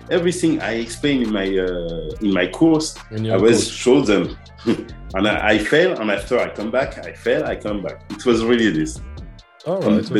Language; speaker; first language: English; non-native, learner; French